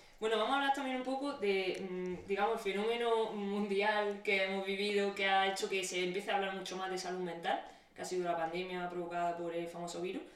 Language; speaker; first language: Spanish; native; Spanish